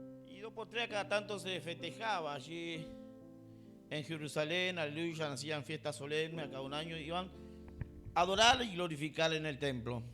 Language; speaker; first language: Spanish; native; Spanish